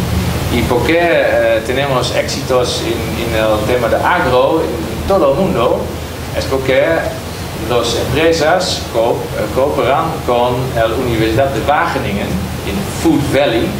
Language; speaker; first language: Spanish; non-native, learner; Dutch